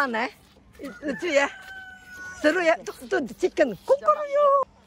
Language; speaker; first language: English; non-native, learner; Indonesian